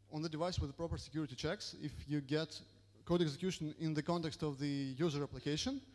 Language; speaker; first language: English; non-native, fluent; Russian